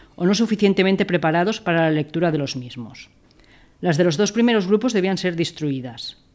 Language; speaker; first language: Spanish; non-native, local second language; Catalan